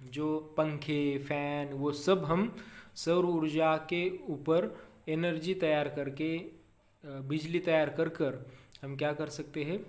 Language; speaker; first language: Hindi; non-native, local second language; Marathi